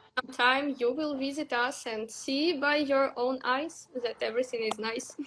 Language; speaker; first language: English; non-native, learner; Russian